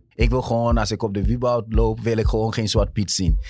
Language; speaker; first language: Dutch; early bilingual, other home language; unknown